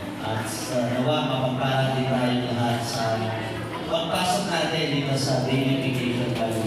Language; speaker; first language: Filipino; native; Filipino